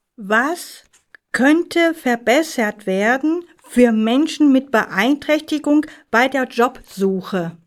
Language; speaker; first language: German; native; German